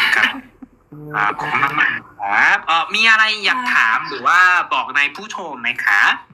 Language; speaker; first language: Thai; non-native, fluent; Korean